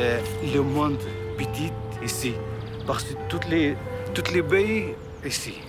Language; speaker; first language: French; non-native, learner; Arabic